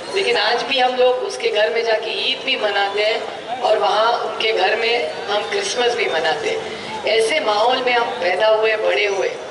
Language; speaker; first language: Hindi; non-native, local second language; Marathi